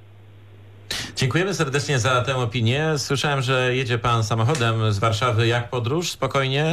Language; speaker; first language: Polish; native; Polish